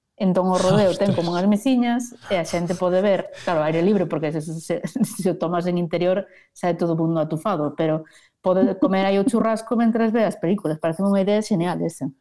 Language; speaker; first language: Galician; non-native, local second language; Spanish